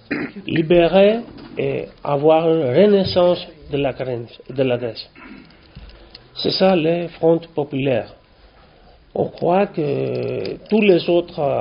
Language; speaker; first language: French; non-native, learner; Greek